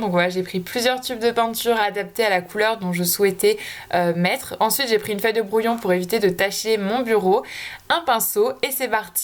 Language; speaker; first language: French; native; French